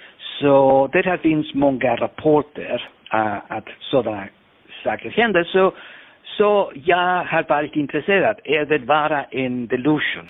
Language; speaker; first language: Swedish; non-native, fluent; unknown